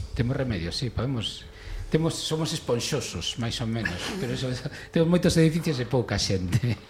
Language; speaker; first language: Galician; non-native, local second language; Spanish